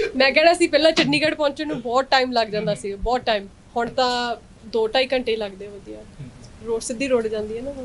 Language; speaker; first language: Punjabi; early bilingual, heritage; Punjabi